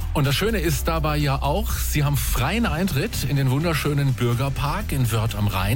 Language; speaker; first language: German; native; German